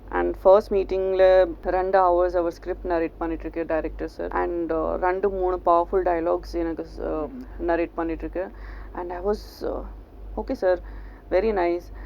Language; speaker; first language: Tamil; non-native, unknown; Gujarati